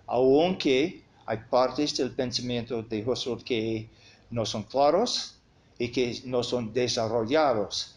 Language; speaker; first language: Spanish; non-native, fluent; English